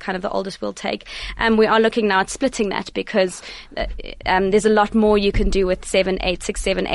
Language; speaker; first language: English; native; English